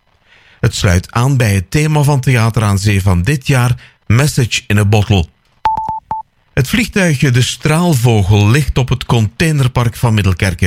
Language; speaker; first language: Dutch; native; Dutch